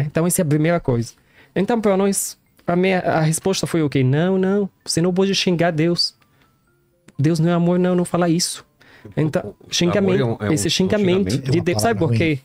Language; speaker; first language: Portuguese; non-native, learner; Arabic